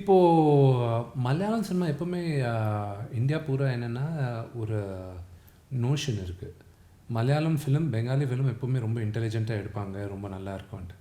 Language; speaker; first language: Tamil; non-native, local second language; Telugu